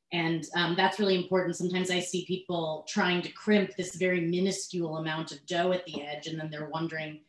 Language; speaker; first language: English; native; English